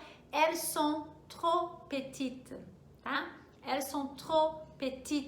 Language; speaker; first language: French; non-native, fluent; Portuguese